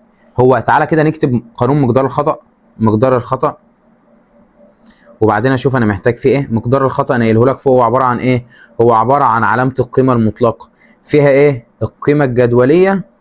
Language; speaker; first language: Arabic; native; Arabic